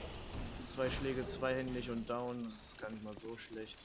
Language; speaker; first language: German; native; German